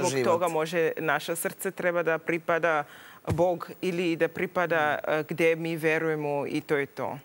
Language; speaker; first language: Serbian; non-native, learner; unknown